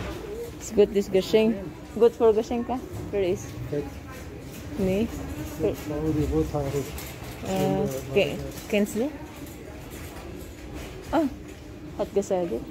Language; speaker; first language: German; non-native, learner; Filipino